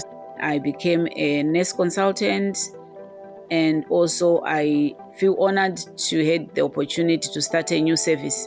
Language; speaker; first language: English; non-native, local second language; Shona